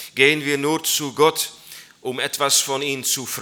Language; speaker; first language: German; non-native, learner; Dutch